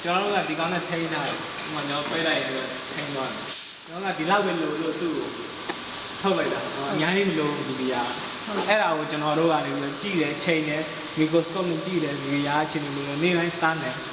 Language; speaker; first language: Burmese; native; Burmese